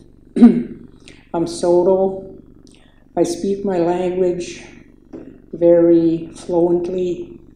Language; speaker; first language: English; native; English